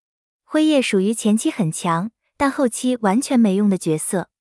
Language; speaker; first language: Chinese; native; Chinese